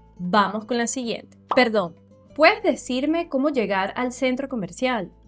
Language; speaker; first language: Spanish; non-native, fluent; Portuguese